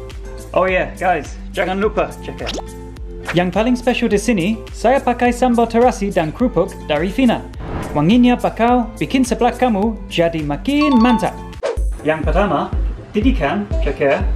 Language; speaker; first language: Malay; non-native, learner; English